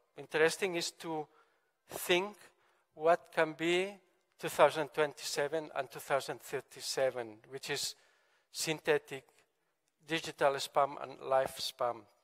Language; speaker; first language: English; non-native, fluent; Catalan